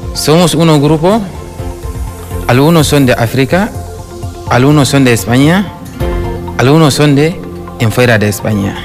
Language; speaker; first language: Spanish; non-native, learner; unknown